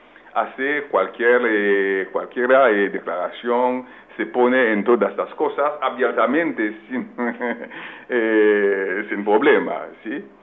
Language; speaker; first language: Spanish; non-native, fluent; French